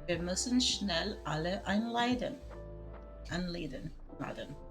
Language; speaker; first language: German; non-native, learner; Spanish